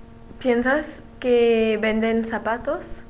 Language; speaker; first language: Spanish; non-native, learner; French